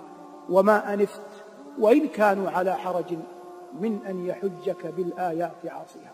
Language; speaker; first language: Arabic; native; Arabic